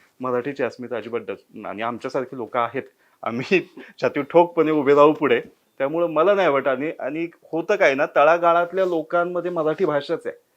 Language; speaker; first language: Marathi; native; Marathi